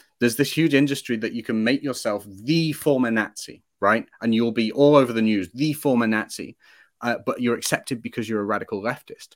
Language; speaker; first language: English; native; English